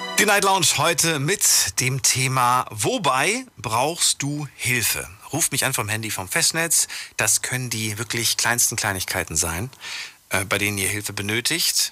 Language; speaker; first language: German; native; German